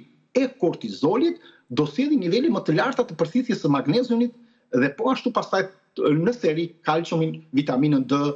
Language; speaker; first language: Albanian; native; Albanian